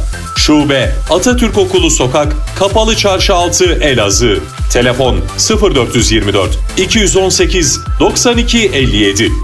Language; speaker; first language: Turkish; native; Turkish